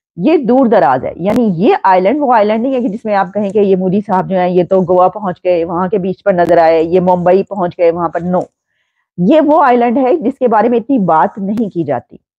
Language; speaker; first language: Hindi; native; Hindi